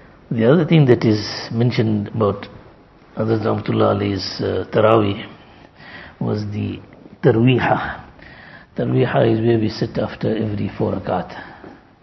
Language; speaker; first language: English; native; English